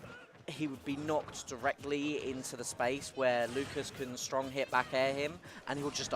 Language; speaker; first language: English; native; English